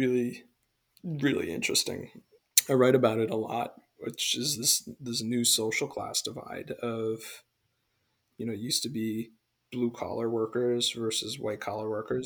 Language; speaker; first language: English; native; English